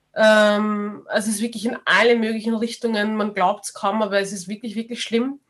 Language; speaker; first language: German; native; German